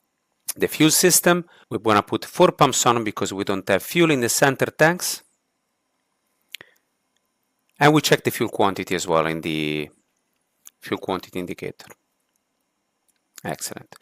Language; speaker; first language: English; non-native, fluent; Italian